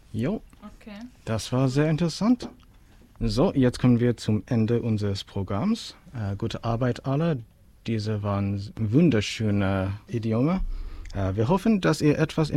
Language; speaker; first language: German; non-native, learner; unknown